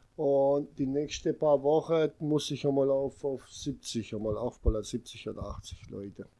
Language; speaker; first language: German; non-native, fluent; Serbian